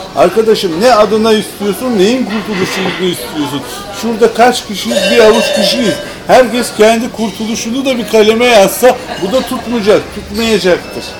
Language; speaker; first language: Turkish; native; Turkish